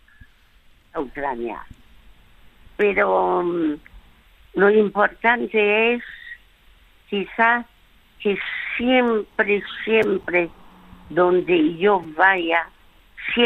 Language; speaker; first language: Spanish; early bilingual, other home language; French